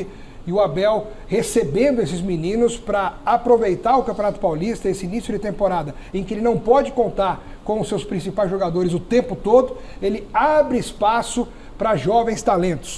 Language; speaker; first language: Portuguese; native; Portuguese